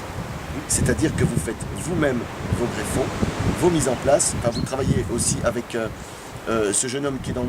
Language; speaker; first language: French; native; French